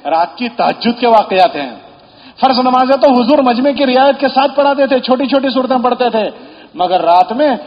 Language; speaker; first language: Urdu; native; Urdu